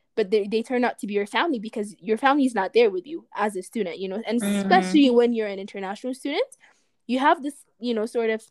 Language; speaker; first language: English; non-native, fluent; Amharic